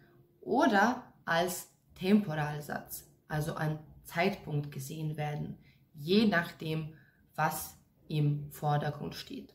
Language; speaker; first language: German; non-native, fluent; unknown